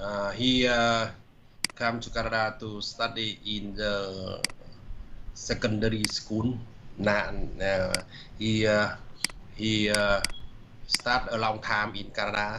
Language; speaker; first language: English; non-native, learner; Vietnamese